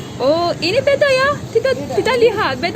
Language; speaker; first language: Indonesian; non-native, learner; Turkish